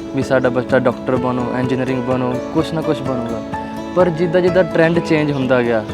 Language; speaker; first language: Punjabi; native; Punjabi